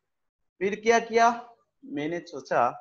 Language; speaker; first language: Hindi; non-native, fluent; Bangla